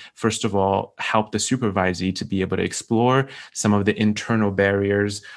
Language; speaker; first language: English; non-native, fluent; Chinese